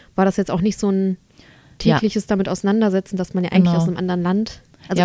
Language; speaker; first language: German; non-native, local second language; Macedonian